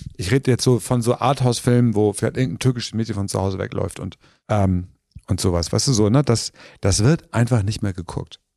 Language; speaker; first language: German; early bilingual, other home language; Turkish